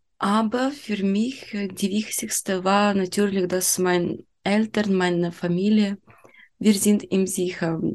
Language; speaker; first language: German; non-native, learner; Ukrainian